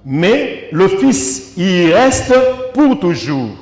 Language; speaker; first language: French; non-native, local second language; Swahili